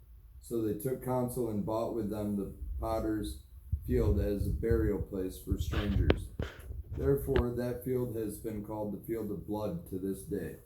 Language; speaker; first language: English; native; English